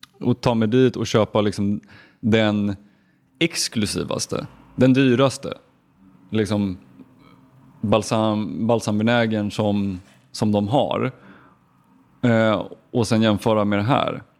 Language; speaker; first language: Swedish; native; Swedish